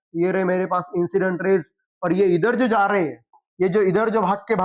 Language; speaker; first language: Hindi; non-native, local second language; Marathi